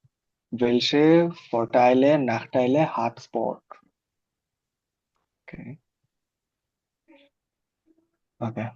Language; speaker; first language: German; non-native, learner; Bangla